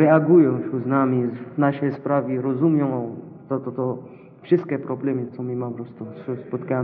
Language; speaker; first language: Polish; non-native, local second language; Arabic